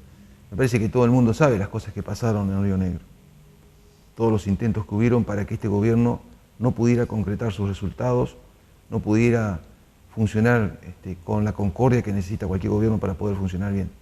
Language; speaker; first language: Spanish; native; Spanish